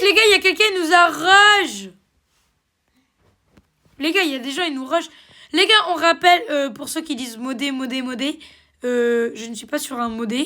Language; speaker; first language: French; native; French